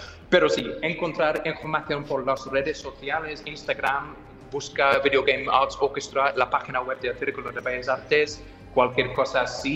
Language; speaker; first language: Spanish; non-native, fluent; English